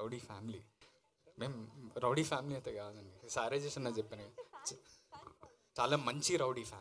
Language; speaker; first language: Telugu; native; Telugu